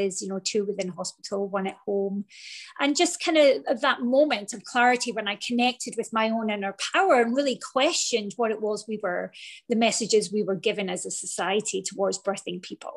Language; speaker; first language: English; native; English